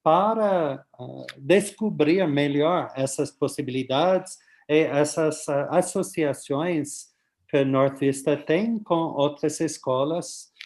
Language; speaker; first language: Portuguese; non-native, fluent; English